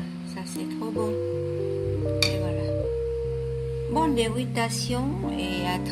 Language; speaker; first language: French; non-native, learner; Vietnamese